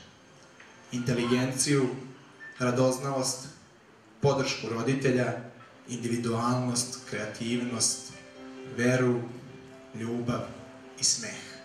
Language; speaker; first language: Serbian; native; Serbian